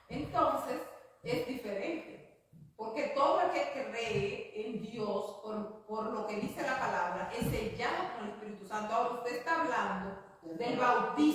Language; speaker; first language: Spanish; native; Spanish